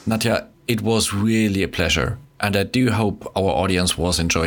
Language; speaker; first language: English; non-native, fluent; German